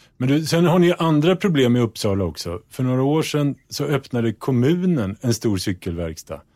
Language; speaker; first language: Swedish; native; Swedish